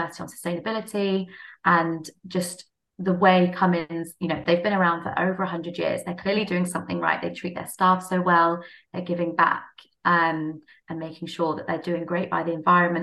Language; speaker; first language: English; native; English